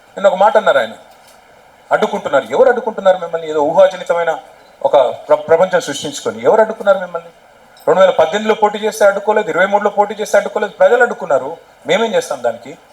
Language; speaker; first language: Telugu; native; Telugu